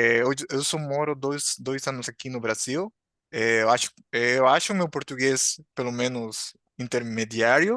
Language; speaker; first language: Portuguese; non-native, fluent; Spanish